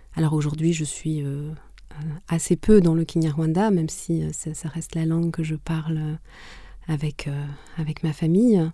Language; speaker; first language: French; non-native, local second language; Kinyarwanda